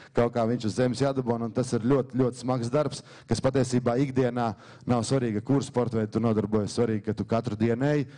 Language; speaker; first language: Latvian; native; Latvian